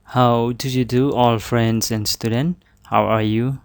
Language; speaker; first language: English; non-native, learner; Khmer